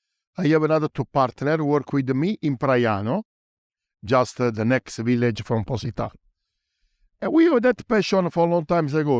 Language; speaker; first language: English; non-native, learner; Italian